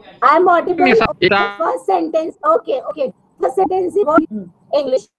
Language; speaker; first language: English; non-native, learner; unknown